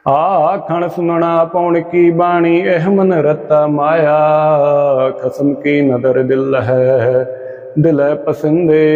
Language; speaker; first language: Hindi; non-native, local second language; Punjabi